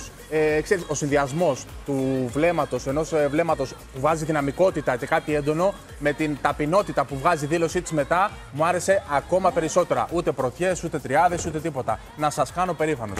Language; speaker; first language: Greek; native; Greek